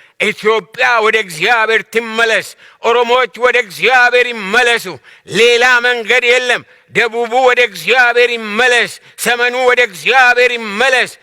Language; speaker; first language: Amharic; non-native, local second language; Oromo